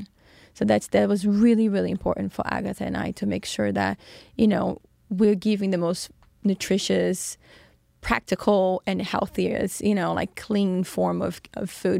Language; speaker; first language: English; non-native, fluent; Portuguese